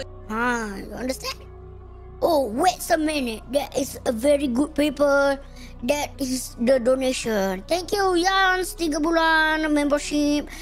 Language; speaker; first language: English; non-native, local second language; Malay